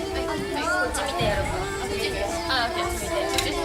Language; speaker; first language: Japanese; native; Japanese